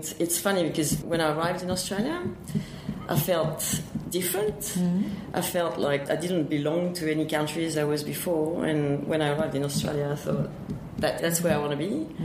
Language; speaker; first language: English; non-native, fluent; French